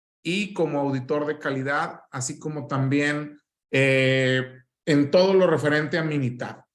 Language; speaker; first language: Spanish; native; Spanish